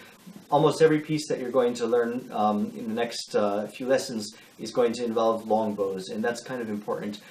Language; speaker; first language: English; native; English